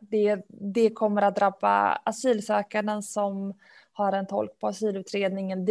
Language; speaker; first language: Swedish; early bilingual, other home language; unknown